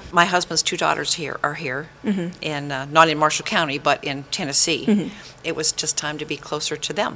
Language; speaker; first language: English; native; English